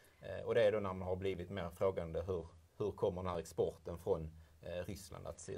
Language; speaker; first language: Swedish; native; Swedish